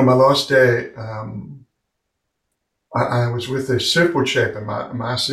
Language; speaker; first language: English; native; English